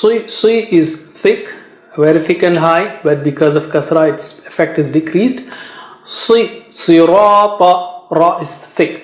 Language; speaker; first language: English; non-native, fluent; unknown